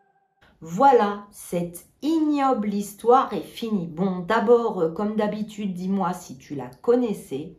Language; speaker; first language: French; native; French